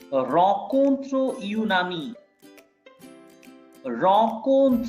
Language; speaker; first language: French; non-native, fluent; Bangla